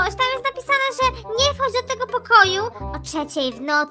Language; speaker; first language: Polish; native; Polish